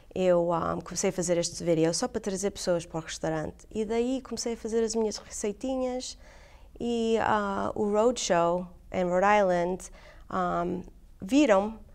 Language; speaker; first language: Portuguese; early bilingual, heritage; English